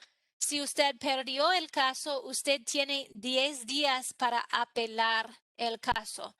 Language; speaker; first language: Spanish; non-native, fluent; English